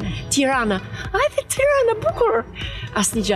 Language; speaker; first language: Albanian; non-native, learner; English